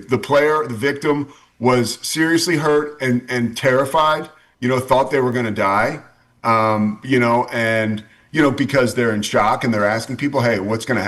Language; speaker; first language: English; native; English